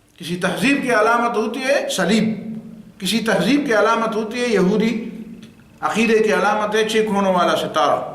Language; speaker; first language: Urdu; non-native, local second language; Pashto